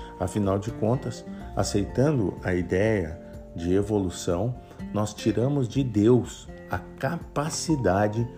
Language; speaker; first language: Portuguese; native; Portuguese